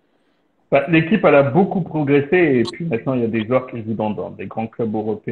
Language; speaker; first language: French; native; French